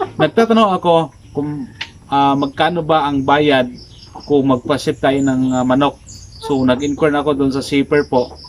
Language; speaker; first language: Filipino; non-native, local second language; Cebuano